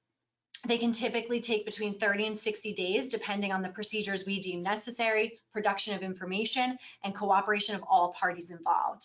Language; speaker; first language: English; native; English